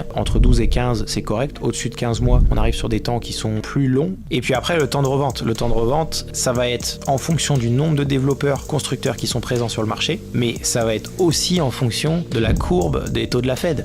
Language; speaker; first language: French; native; French